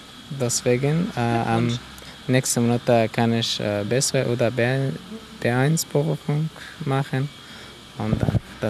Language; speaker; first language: German; non-native, learner; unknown